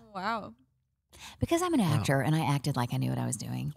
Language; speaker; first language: English; native; English